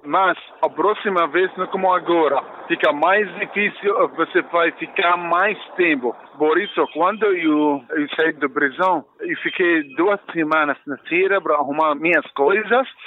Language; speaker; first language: Portuguese; non-native, learner; Arabic